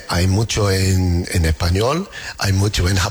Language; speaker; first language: Spanish; non-native, learner; English